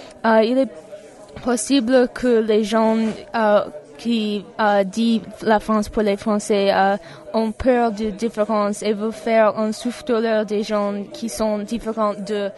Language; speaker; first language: French; non-native, fluent; English